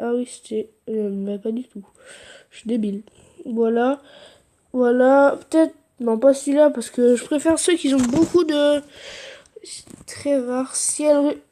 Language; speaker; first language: French; native; French